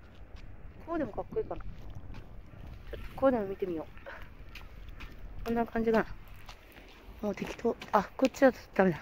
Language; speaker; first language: Japanese; native; Japanese